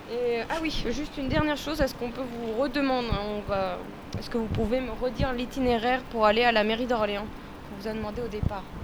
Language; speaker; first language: French; native; French